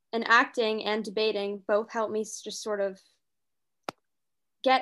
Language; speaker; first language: English; native; English